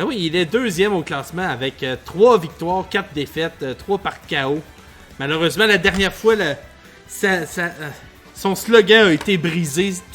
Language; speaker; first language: French; native; French